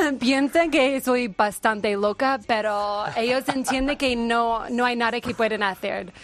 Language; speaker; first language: Spanish; non-native, fluent; English